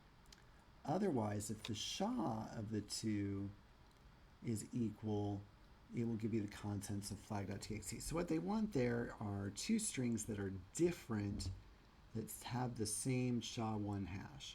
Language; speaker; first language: English; native; English